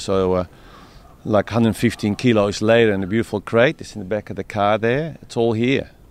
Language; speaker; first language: English; native; English